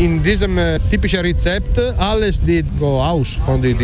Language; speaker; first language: German; non-native, learner; Italian